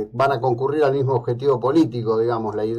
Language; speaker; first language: Spanish; native; Spanish